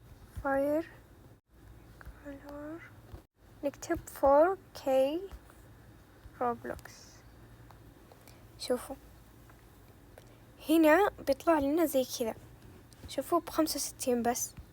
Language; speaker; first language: Arabic; native; Arabic